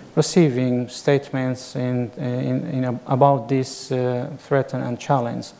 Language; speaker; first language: English; non-native, fluent; Kurdish